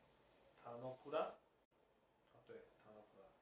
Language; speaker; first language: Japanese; non-native, learner; Chinese